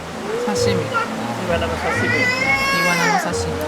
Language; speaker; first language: Korean; non-native, learner; Japanese